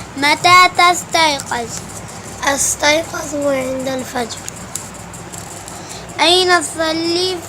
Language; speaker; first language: Arabic; non-native, learner; Urdu